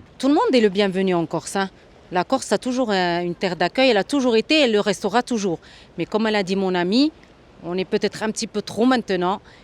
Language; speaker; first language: French; early bilingual, other home language; Arabic